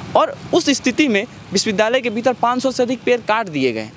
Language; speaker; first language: Hindi; native; Hindi